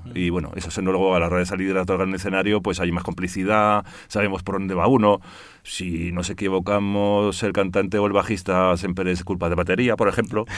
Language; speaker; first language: Spanish; early bilingual, heritage; Spanish